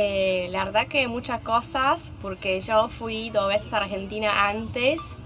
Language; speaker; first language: Spanish; non-native, fluent; Russian